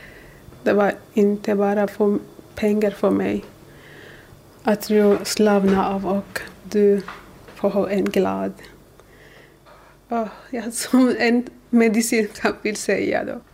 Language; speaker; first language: Swedish; non-native, learner; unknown